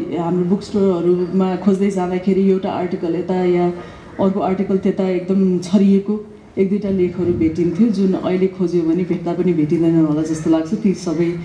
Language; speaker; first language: Nepali; native; Nepali